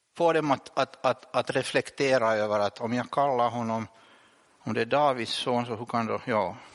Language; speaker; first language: Swedish; native; Swedish